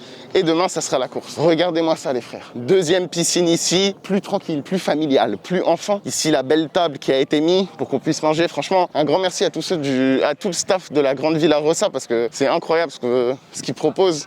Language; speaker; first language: French; native; French